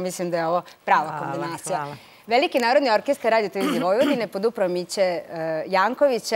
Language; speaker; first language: Serbian; native; Serbian